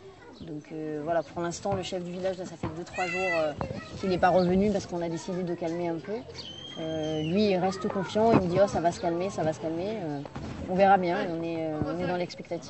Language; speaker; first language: French; native; French